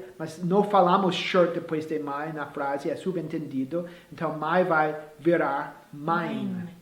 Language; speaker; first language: Portuguese; non-native, fluent; English